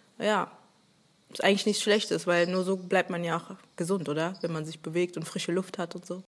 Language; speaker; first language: German; early bilingual, other home language; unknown